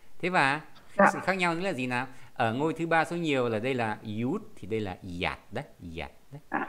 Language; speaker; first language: Vietnamese; native; Vietnamese